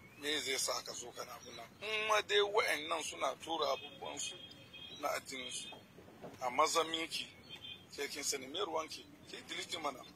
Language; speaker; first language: Hausa; non-native, local second language; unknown